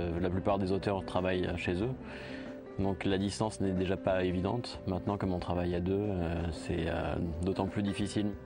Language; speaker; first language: French; native; French